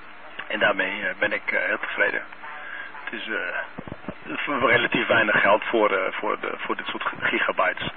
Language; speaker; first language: Dutch; native; Dutch